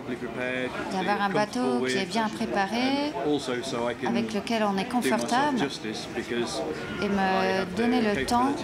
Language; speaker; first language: French; non-native, fluent; English